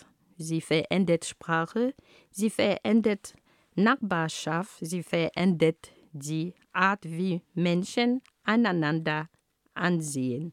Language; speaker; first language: German; non-native, fluent; Ghomala